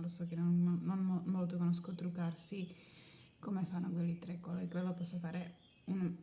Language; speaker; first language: Italian; non-native, learner; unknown